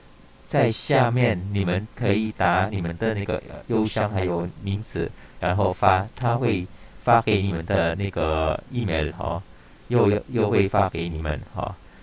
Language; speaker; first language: Chinese; non-native, local second language; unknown